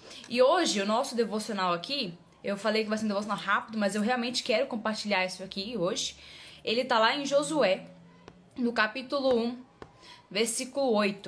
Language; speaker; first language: Portuguese; native; Portuguese